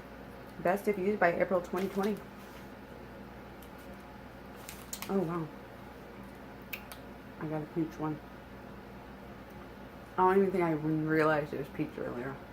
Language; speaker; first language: English; native; English